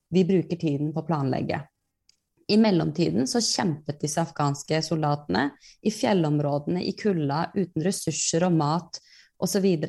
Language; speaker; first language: Norwegian; early bilingual, other home language; Persian